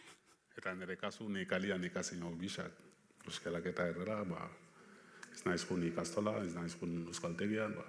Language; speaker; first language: Basque; non-native, learner; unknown